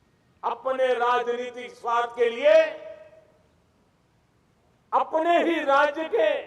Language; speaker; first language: Hindi; non-native, local second language; Gujarati